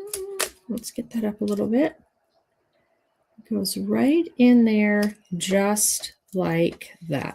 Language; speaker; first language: English; native; English